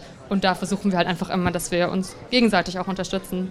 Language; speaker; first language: German; native; German